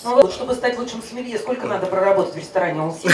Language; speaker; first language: Russian; native; Russian